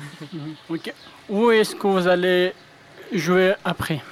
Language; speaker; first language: French; non-native, learner; Pashto